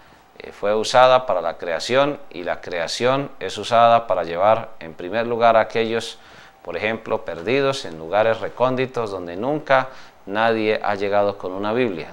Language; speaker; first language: Spanish; native; Spanish